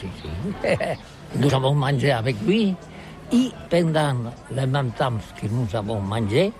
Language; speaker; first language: French; non-native, learner; Catalan